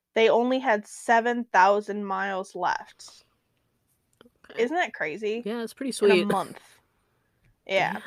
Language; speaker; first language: English; native; English